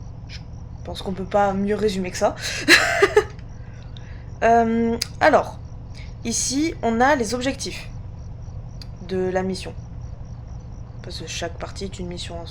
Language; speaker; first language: French; native; French